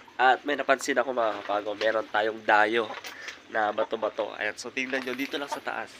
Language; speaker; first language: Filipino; native; Filipino